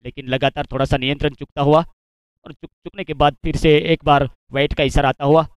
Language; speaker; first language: Hindi; non-native, local second language; Marathi